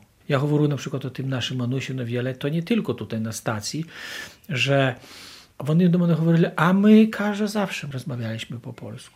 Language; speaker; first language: Polish; non-native, local second language; Ukrainian